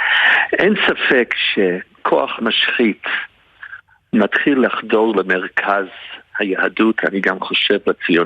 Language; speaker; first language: Hebrew; non-native, fluent; English